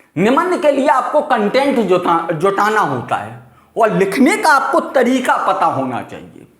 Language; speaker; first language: Hindi; native; Hindi